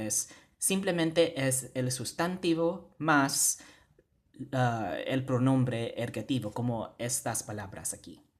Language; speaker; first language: Spanish; non-native, fluent; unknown